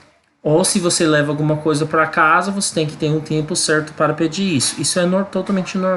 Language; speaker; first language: Portuguese; non-native, learner; English